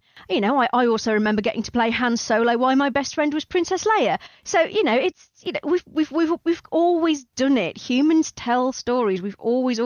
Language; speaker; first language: English; native; English